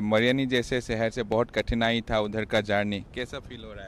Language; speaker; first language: Hindi; non-native, local second language; Assamese